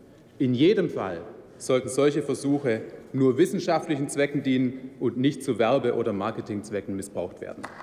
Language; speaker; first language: German; native; German